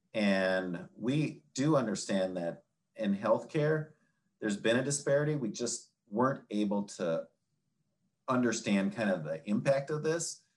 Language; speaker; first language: English; native; English